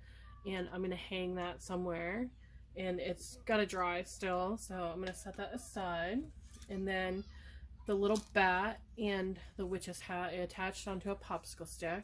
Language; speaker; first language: English; native; English